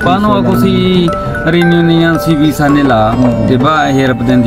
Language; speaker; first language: Filipino; non-native, learner; Punjabi